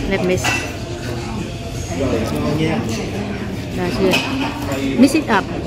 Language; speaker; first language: English; non-native, learner; Vietnamese